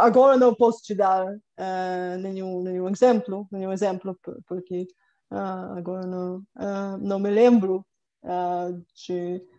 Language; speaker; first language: Portuguese; non-native, fluent; Bulgarian